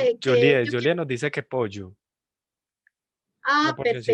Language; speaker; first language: Spanish; native; Spanish